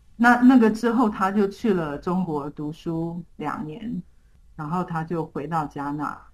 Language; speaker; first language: Chinese; native; Chinese